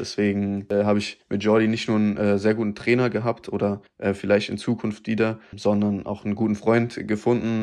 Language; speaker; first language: German; native; German